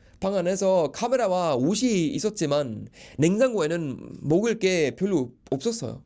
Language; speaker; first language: Korean; non-native, fluent; Swedish